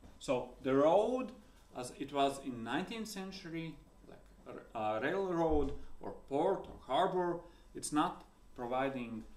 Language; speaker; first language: English; non-native, fluent; Latvian